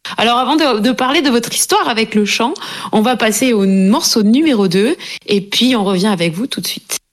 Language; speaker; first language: French; native; French